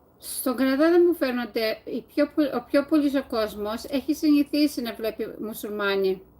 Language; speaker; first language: Greek; early bilingual, heritage; Greek